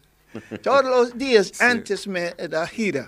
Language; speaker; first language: Spanish; non-native, learner; English